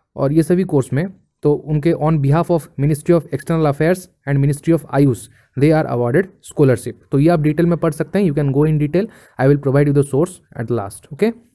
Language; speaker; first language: Hindi; native; Hindi